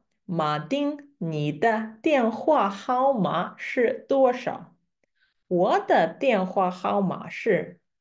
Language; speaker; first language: Chinese; non-native, fluent; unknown